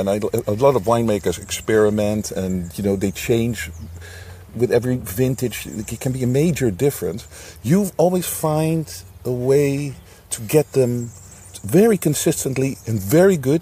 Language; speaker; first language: English; non-native, fluent; Dutch